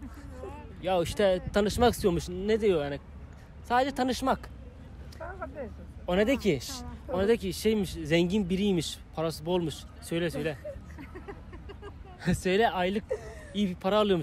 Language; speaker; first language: Turkish; native; Turkish